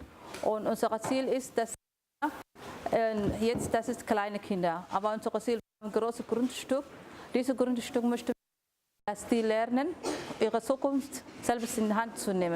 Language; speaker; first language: German; non-native, fluent; Somali